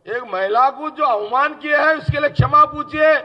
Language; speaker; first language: Hindi; non-native, local second language; Telugu